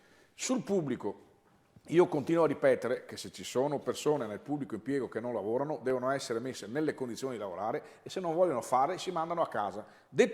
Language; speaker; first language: Italian; native; Italian